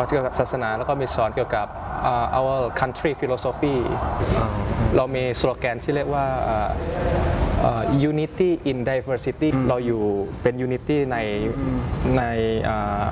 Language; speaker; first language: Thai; early bilingual, other home language; Indonesian